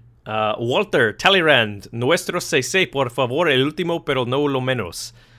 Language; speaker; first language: Spanish; non-native, learner; English